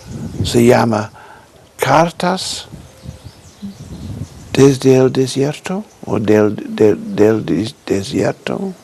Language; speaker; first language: Spanish; non-native, fluent; English